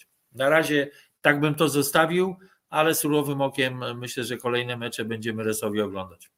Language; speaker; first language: Polish; native; Polish